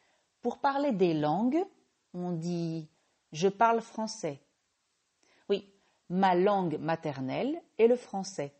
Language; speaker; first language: French; native; French